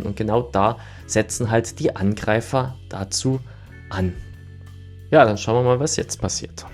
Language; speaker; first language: German; native; German